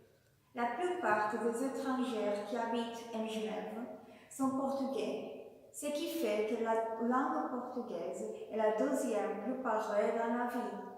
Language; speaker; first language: French; non-native, learner; Portuguese